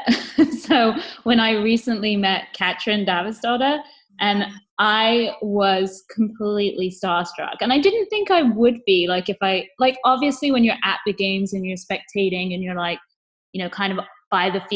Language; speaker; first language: English; native; English